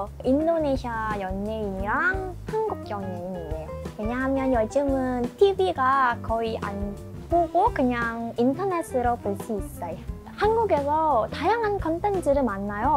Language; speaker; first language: Korean; non-native, learner; Indonesian